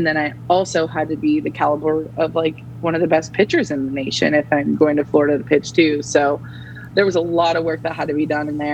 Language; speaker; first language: English; native; English